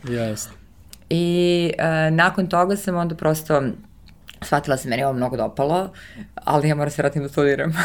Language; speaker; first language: Serbian; early bilingual, heritage; Serbian